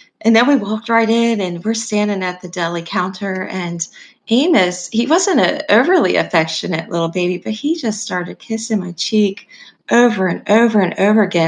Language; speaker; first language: English; native; English